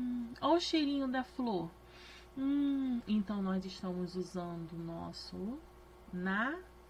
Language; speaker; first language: Portuguese; native; Portuguese